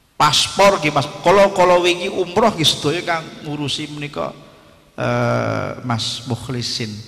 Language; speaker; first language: Javanese; native; Javanese